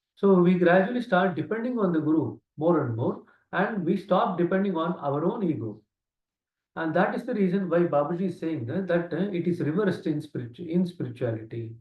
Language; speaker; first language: English; non-native, local second language; Kannada